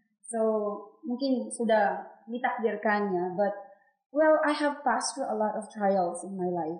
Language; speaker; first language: English; non-native, local second language; Filipino